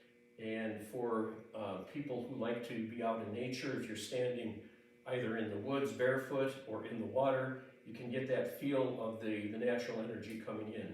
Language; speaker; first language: English; native; English